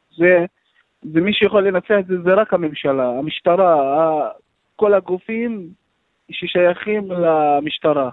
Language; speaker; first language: Hebrew; non-native, local second language; Arabic